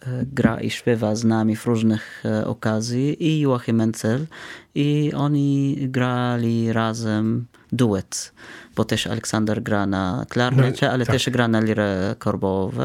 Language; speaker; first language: Polish; non-native, fluent; Arabic